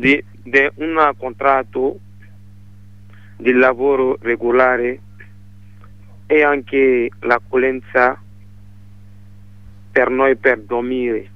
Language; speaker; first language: Italian; non-native, learner; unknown